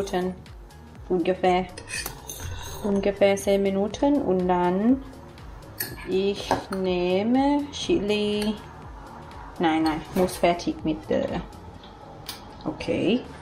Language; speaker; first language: German; non-native, learner; Thai